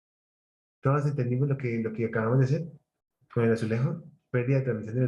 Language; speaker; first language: Spanish; native; Spanish